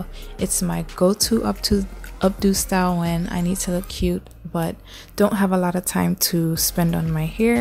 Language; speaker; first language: English; native; English